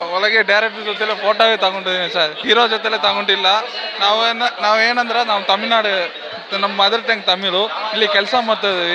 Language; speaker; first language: Kannada; non-native, learner; Tamil